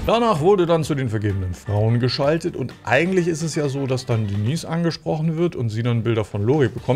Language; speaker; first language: German; native; German